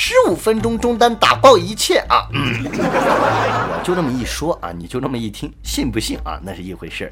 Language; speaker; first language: Chinese; native; Chinese